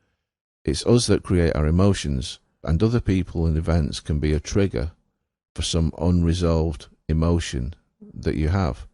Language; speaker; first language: English; native; English